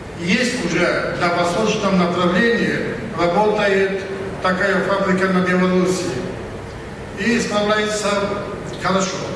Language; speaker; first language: Russian; non-native, learner; Polish